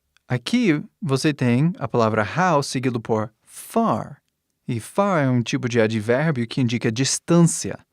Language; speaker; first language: Portuguese; non-native, fluent; English